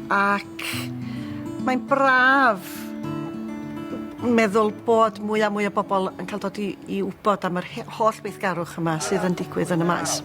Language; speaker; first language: Welsh; native; Welsh